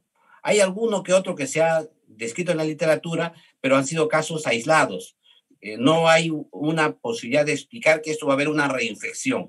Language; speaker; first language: Spanish; native; Spanish